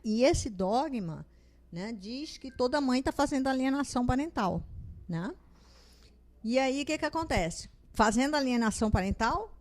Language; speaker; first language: Portuguese; native; Portuguese